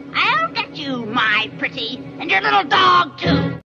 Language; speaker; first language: English; native; English